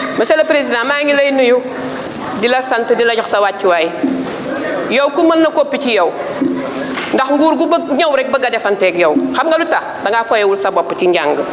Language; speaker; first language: Wolof; non-native, local second language; Fula